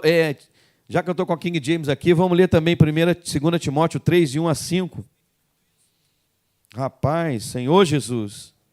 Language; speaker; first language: Portuguese; native; Portuguese